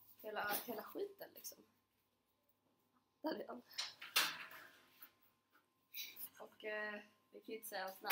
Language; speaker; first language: Swedish; native; Swedish